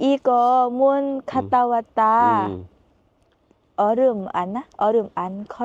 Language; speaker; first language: Korean; non-native, learner; Thai